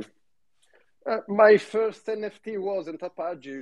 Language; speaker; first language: English; non-native, fluent; Italian